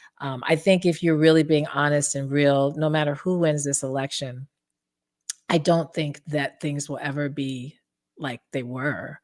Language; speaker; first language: English; native; English